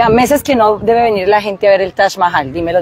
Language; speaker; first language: Spanish; native; Spanish